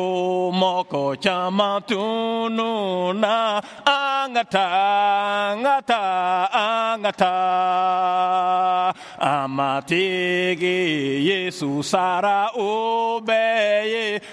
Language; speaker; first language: English; non-native, fluent; Bambara